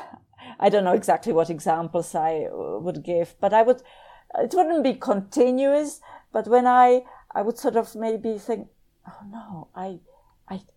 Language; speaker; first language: English; non-native, fluent; Czech